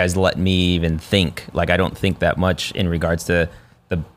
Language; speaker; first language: English; early bilingual, other home language; Filipino